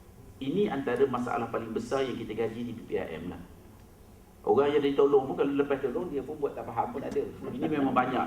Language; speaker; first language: Malay; native; Malay